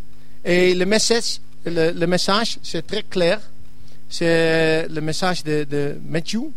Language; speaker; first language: French; non-native, learner; English